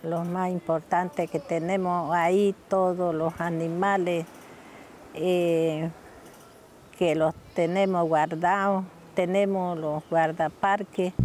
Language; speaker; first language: Spanish; non-native, local second language; Guarani